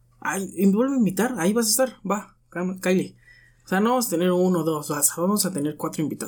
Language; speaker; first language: Spanish; native; Spanish